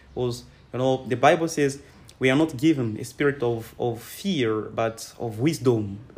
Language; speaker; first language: English; non-native, fluent; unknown